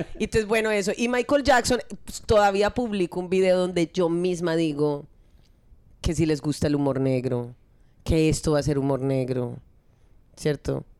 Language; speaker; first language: Spanish; early bilingual, heritage; Spanish